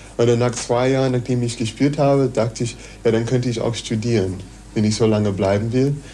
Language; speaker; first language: German; non-native, fluent; English